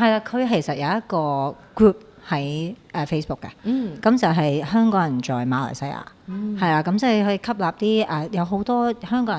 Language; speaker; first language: Cantonese; native; Cantonese